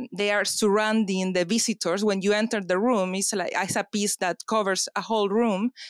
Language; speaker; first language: English; non-native, fluent; Spanish